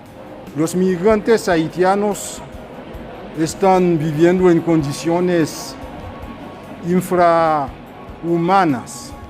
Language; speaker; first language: Spanish; non-native, fluent; Haitian Creole